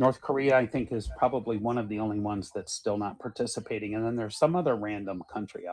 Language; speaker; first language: English; native; English